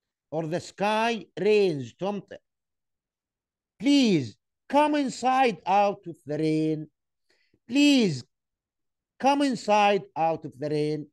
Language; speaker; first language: English; non-native, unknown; Arabic